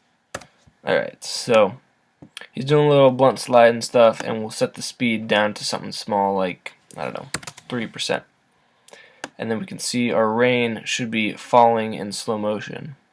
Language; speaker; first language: English; native; English